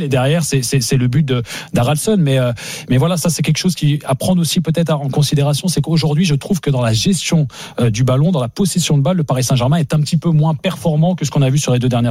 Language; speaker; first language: French; native; French